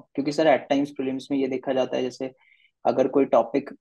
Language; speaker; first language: Hindi; native; Hindi